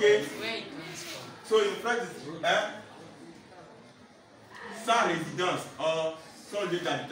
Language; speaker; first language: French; non-native, fluent; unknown